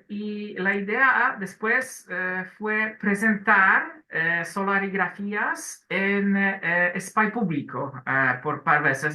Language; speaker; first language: Spanish; non-native, learner; Polish